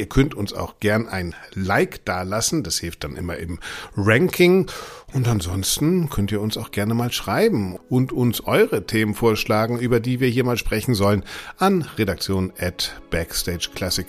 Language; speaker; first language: German; native; German